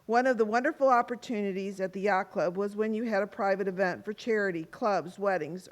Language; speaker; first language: English; native; English